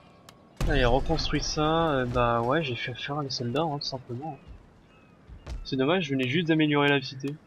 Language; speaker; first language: French; native; French